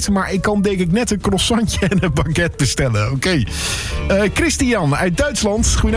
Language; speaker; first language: Dutch; native; Dutch